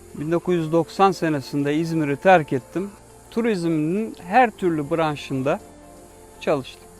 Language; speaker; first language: Turkish; native; Turkish